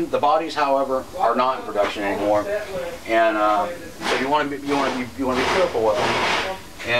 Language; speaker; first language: English; native; English